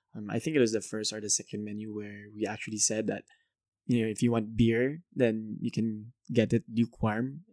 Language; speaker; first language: English; non-native, local second language; Filipino